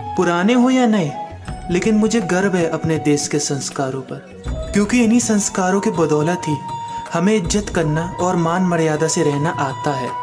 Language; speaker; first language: Hindi; native; Hindi